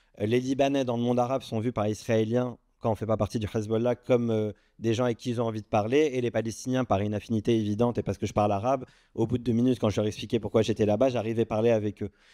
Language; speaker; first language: French; early bilingual, other home language; Arabic